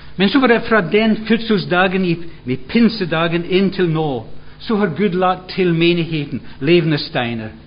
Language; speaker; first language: Swedish; non-native, fluent; English